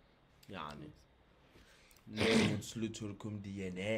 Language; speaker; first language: Turkish; non-native, fluent; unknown